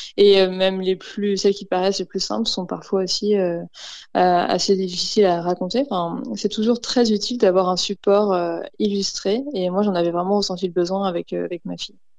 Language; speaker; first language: French; native; French